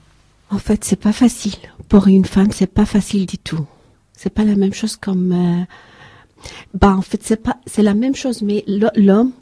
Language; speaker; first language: French; non-native, learner; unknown